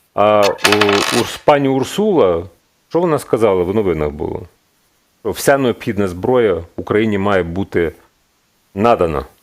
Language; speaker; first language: Ukrainian; native; Ukrainian